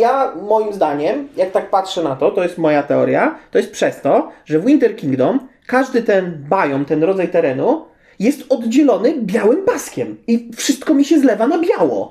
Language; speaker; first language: Polish; native; Polish